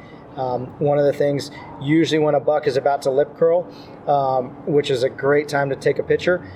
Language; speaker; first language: English; native; English